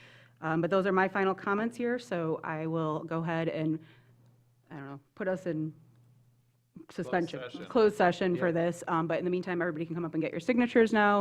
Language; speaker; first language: English; native; English